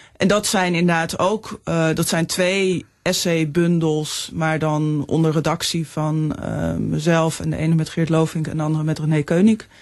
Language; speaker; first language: Dutch; early bilingual, other home language; Danish